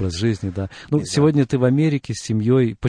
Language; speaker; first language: Russian; native; Russian